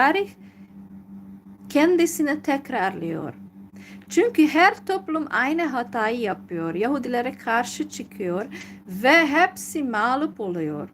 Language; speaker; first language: Turkish; non-native, fluent; Hungarian